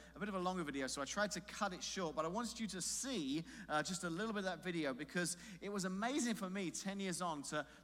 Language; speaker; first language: English; native; English